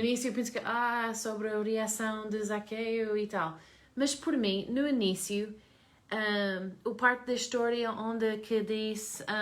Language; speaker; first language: Portuguese; non-native, learner; English